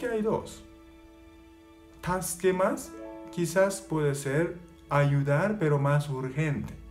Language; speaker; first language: Spanish; non-native, fluent; Japanese